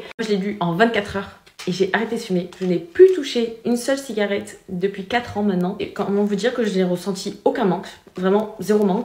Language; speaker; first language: French; native; French